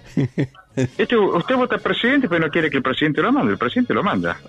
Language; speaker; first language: Spanish; native; Spanish